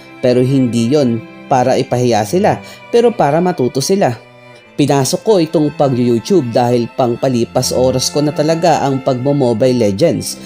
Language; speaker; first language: Filipino; native; Filipino